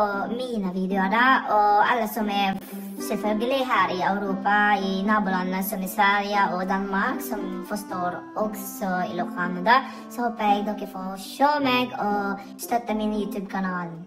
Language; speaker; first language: Norwegian; non-native, fluent; Iloko